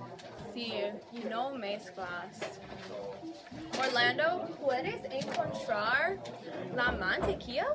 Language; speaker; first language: Spanish; non-native, learner; English